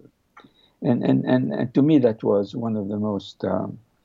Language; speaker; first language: English; non-native, fluent; French